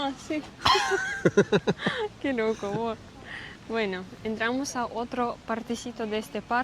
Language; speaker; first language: Spanish; non-native, fluent; Russian